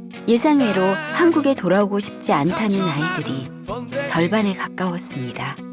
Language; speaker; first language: Korean; native; Korean